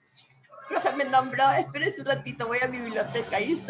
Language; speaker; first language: Spanish; native; Spanish